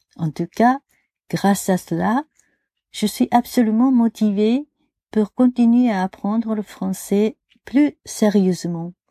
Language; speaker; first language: French; non-native, fluent; Japanese